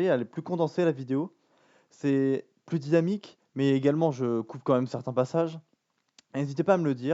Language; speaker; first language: French; native; French